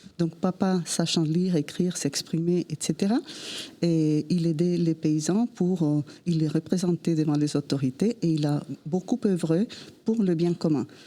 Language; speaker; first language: French; non-native, fluent; Spanish